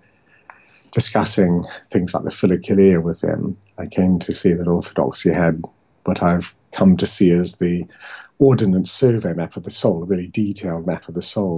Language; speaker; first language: English; native; English